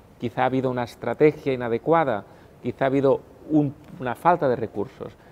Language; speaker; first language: Spanish; non-native, local second language; Catalan